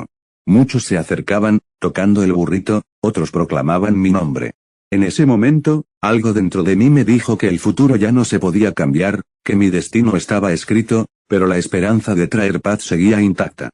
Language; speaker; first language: Spanish; native; Spanish